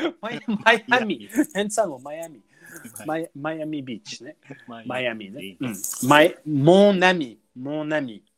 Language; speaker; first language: Japanese; non-native, learner; English